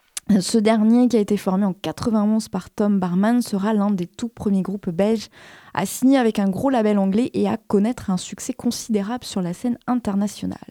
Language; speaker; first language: French; native; French